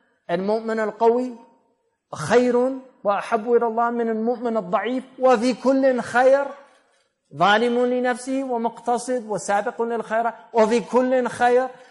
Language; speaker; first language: Arabic; non-native, fluent; English